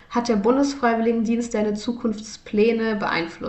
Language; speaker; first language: German; native; German